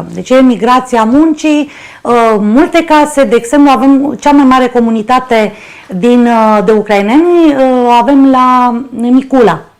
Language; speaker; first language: Romanian; non-native, local second language; Ukrainian